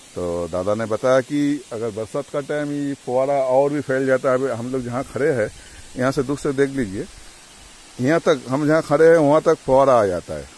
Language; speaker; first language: Hindi; non-native, local second language; Bangla